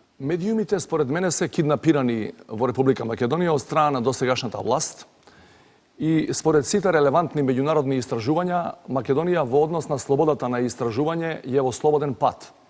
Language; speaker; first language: Macedonian; native; Macedonian